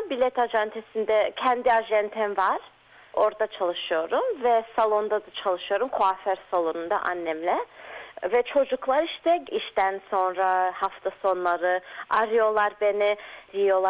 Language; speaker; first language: Turkish; early bilingual, heritage; Turkish